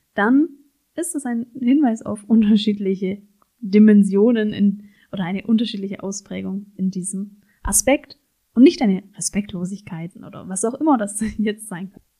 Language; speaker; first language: German; native; German